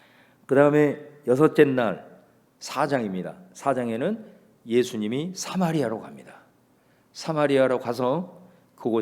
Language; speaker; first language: Korean; native; Korean